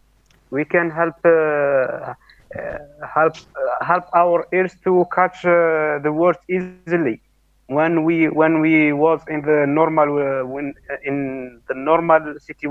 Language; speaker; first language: English; non-native, learner; Arabic